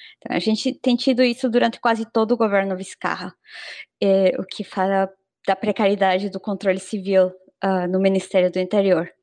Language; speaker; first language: Portuguese; non-native, fluent; Spanish